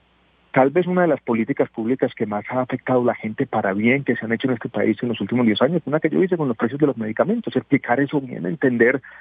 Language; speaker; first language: Spanish; native; Spanish